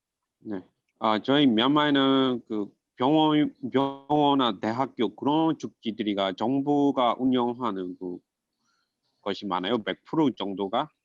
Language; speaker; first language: Korean; non-native, fluent; Burmese